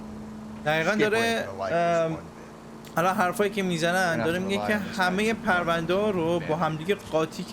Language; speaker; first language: Persian; native; Persian